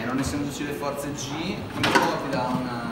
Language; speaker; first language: Italian; native; Italian